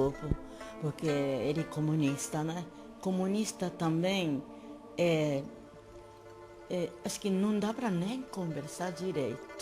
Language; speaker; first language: Portuguese; non-native, learner; Japanese